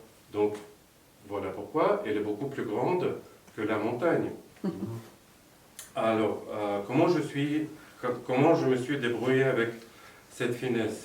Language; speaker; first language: French; non-native, fluent; Russian